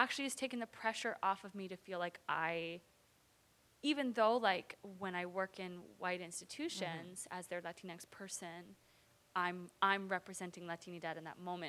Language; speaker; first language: English; native; English